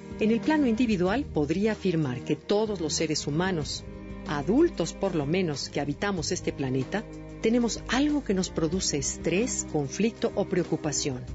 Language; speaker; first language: Spanish; native; Spanish